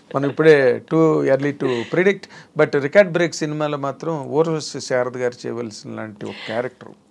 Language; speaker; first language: Telugu; native; Telugu